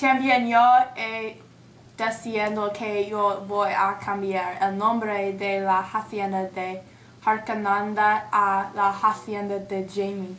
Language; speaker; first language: Spanish; non-native, learner; English